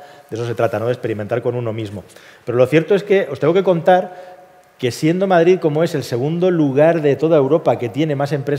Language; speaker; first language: Spanish; native; Spanish